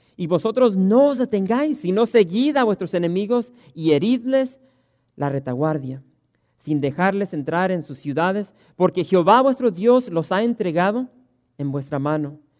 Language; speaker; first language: Spanish; early bilingual, heritage; Spanish